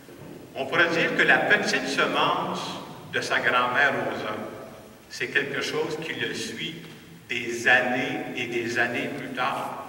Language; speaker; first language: French; native; French